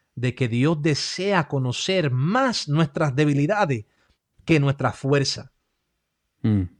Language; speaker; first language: Spanish; early bilingual, heritage; Spanish